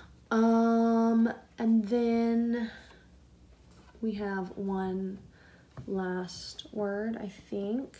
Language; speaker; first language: English; native; English